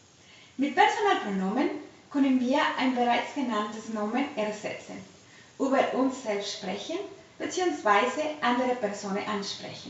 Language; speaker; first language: German; non-native, fluent; Spanish